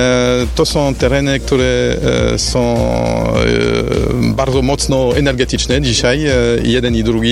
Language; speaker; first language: Polish; non-native, learner; French